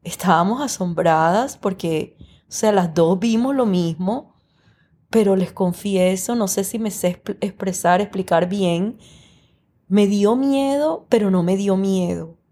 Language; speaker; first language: Spanish; early bilingual, heritage; Spanish